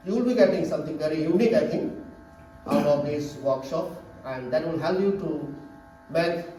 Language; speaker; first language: English; non-native, local second language; Assamese